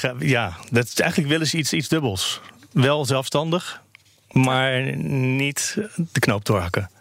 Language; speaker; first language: Dutch; native; Dutch